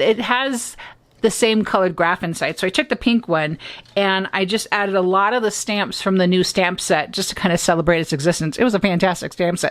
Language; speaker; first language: English; native; English